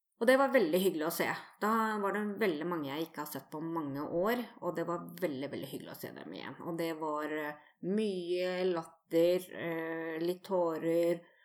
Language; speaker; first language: Norwegian; native; Norwegian